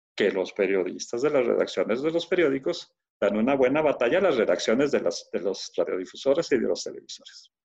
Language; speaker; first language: Spanish; native; Spanish